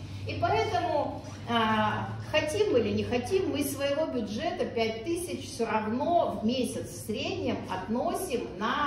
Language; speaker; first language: Russian; native; Russian